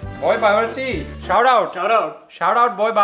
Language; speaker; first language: English; non-native, local second language; Urdu